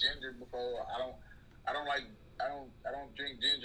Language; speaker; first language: English; native; English